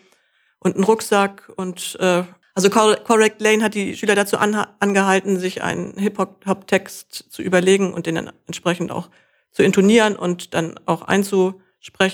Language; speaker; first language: German; native; German